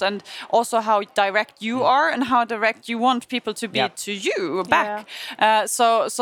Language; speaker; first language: English; non-native, fluent; German